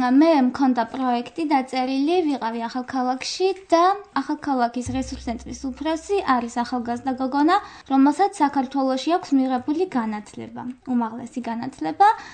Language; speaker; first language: Georgian; non-native, local second language; Armenian